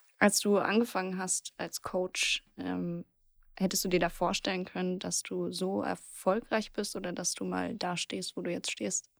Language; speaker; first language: German; native; German